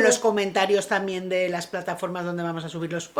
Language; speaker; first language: Spanish; native; Spanish